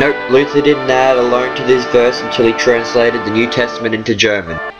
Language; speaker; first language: English; native; English